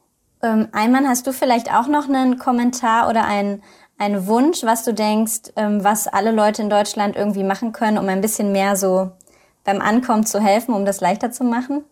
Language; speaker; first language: German; native; German